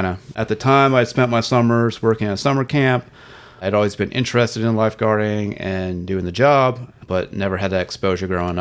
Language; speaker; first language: English; native; English